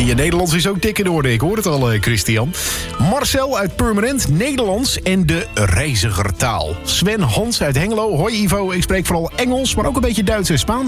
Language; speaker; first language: Dutch; native; Dutch